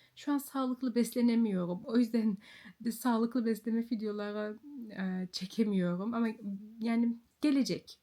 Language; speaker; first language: Turkish; early bilingual, heritage; Turkish